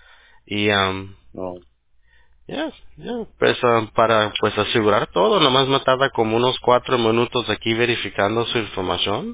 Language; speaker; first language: Spanish; early bilingual, heritage; Spanish